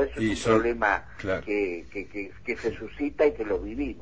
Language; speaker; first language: Spanish; native; Spanish